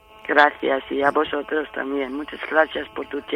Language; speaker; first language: Spanish; non-native, learner; Dutch